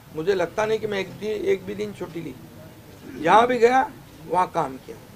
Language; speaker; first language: Hindi; non-native, local second language; Marathi